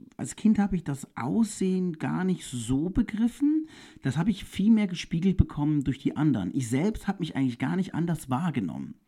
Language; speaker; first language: German; native; German